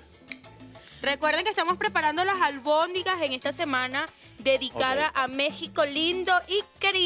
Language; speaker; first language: Spanish; native; Spanish